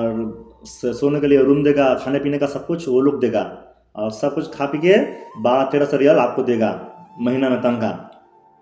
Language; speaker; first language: Hindi; non-native, local second language; Bangla